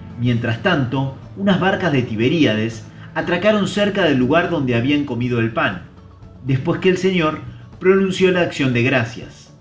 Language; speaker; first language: Spanish; native; Spanish